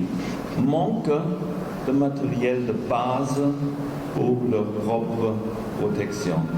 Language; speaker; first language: French; non-native, fluent; German